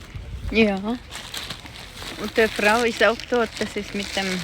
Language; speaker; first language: German; non-native, fluent; Cebuano